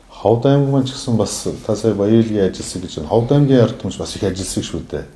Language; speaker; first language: Mongolian; non-native, local second language; Kazakh